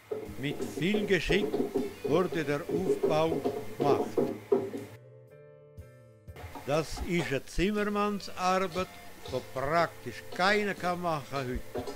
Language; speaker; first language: German; non-native, local second language; Romansh